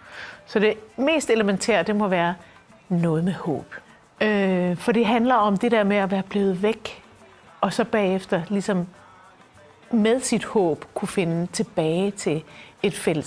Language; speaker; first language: Danish; native; Danish